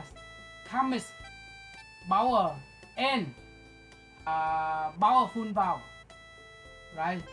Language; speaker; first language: English; non-native, local second language; Vietnamese